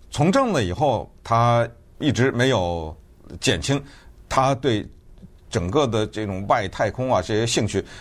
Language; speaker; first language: Chinese; native; Chinese